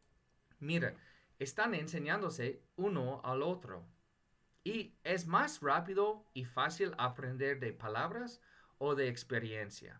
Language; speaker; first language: Spanish; non-native, fluent; English